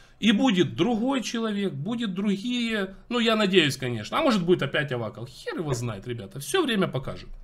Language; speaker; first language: Russian; native; Russian